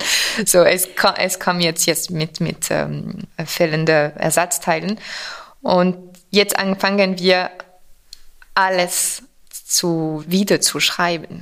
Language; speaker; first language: German; non-native, fluent; French